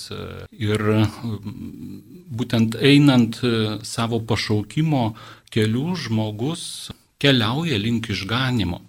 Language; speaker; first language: Lithuanian; non-native, local second language; Polish